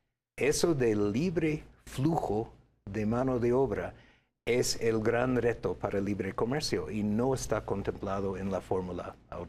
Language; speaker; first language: Spanish; non-native, fluent; English